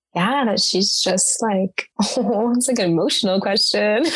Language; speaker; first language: English; native; English